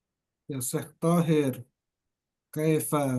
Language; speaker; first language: Arabic; non-native, learner; Indonesian